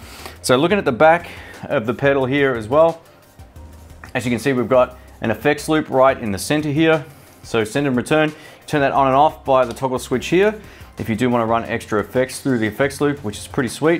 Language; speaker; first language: English; native; English